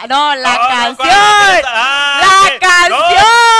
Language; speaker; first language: Spanish; native; Spanish